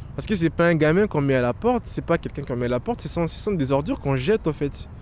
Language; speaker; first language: French; non-native, local second language; Lingala